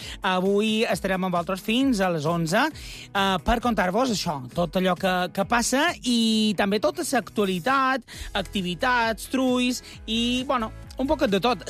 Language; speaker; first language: Catalan; native; Catalan